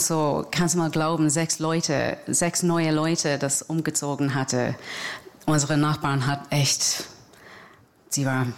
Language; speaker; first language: German; non-native, learner; English